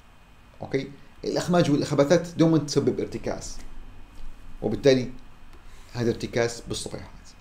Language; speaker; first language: Arabic; native; Arabic